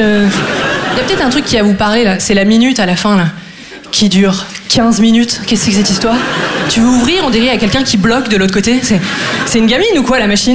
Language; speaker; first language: French; native; French